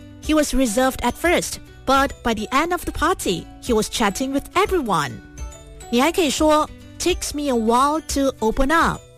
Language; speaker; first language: English; non-native, local second language; Chinese